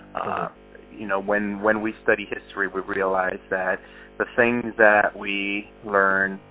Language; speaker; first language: English; early bilingual, other home language; Spanish